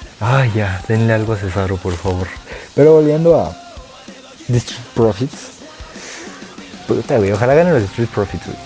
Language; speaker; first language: Spanish; native; Spanish